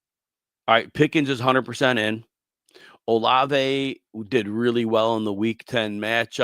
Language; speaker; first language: English; native; English